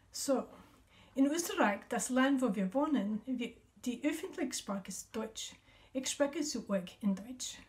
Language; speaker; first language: German; non-native, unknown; English